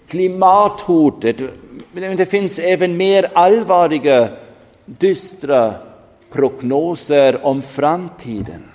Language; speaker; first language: Swedish; non-native, fluent; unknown